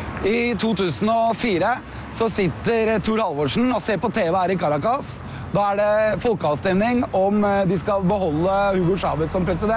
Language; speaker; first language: Norwegian; native; Norwegian